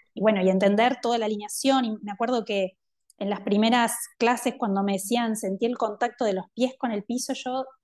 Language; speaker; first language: Spanish; native; Spanish